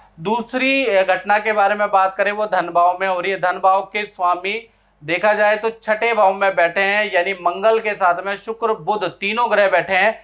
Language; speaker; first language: Hindi; native; Hindi